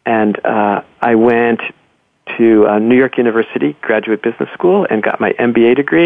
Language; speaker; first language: English; native; English